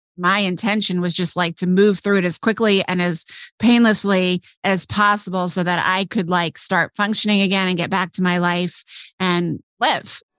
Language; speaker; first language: English; native; English